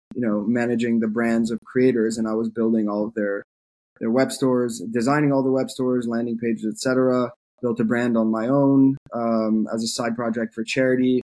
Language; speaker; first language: English; non-native, fluent; French